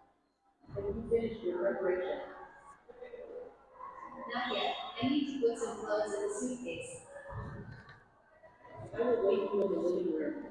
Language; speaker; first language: English; non-native, learner; Indonesian